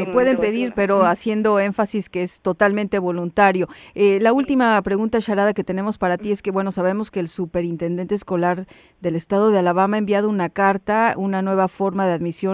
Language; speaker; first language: Spanish; native; Spanish